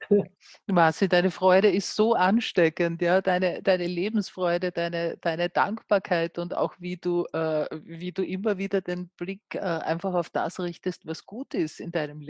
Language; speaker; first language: German; native; German